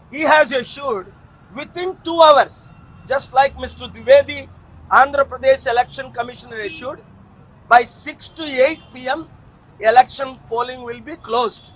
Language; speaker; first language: English; non-native, local second language; Telugu